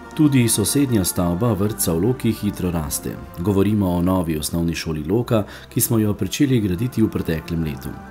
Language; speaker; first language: Slovenian; native; Slovenian